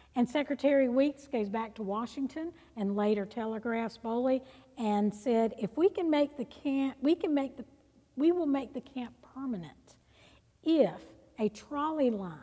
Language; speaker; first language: English; native; English